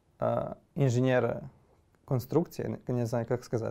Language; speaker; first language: Russian; non-native, learner; Serbian